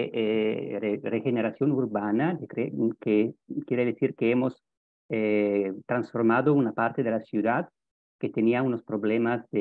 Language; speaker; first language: Spanish; non-native, fluent; Italian